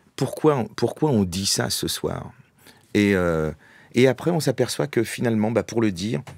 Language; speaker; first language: French; native; French